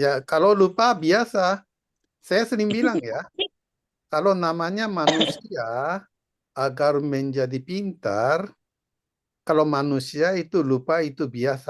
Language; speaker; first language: Indonesian; non-native, fluent; Japanese